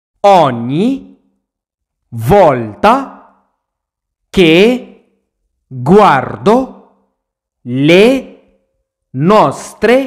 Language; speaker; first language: Italian; non-native, fluent; Arabic